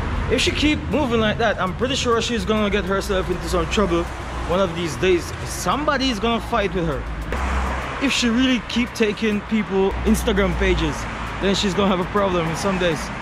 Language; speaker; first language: English; native; English